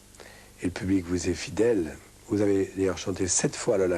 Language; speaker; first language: French; native; French